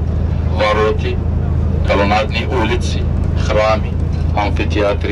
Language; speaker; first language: Russian; non-native, fluent; Arabic